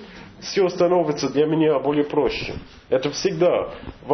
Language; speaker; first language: Russian; non-native, fluent; English